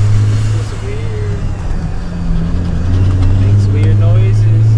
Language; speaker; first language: English; native; English